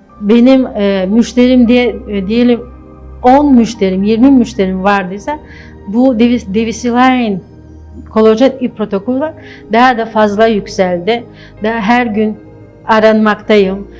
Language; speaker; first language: Turkish; non-native, fluent; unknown